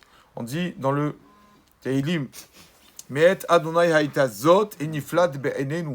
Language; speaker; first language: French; native; French